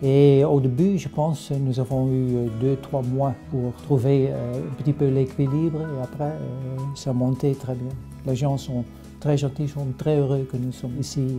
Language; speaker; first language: French; non-native, fluent; Dutch